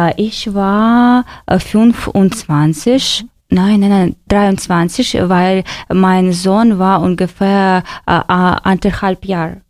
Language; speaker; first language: German; non-native, learner; Ukrainian